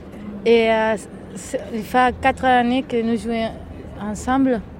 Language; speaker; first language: French; non-native, learner; Catalan